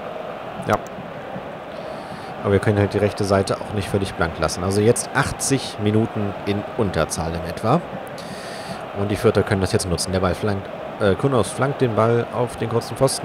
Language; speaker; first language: German; native; German